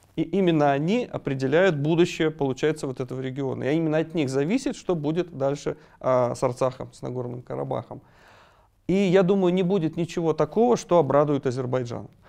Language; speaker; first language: Russian; native; Russian